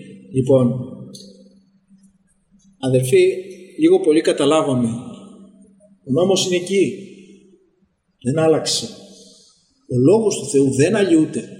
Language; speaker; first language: Greek; native; Greek